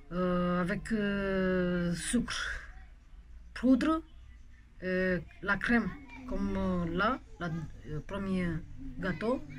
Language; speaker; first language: French; non-native, local second language; Romanian